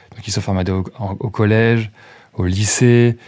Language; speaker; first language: French; native; French